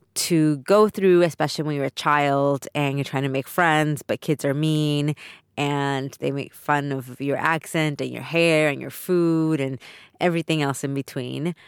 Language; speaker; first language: English; early bilingual, other home language; Spanish